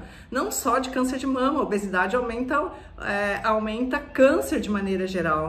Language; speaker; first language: Portuguese; native; Portuguese